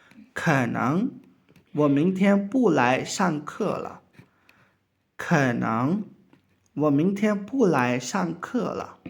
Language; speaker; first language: Chinese; non-native, fluent; Urdu